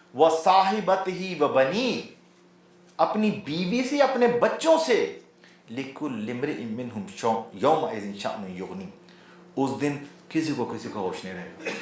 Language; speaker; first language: Urdu; non-native, local second language; Punjabi